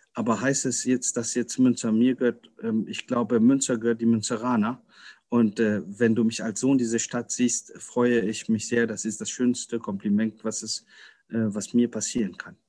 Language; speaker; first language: German; early bilingual, other home language; Persian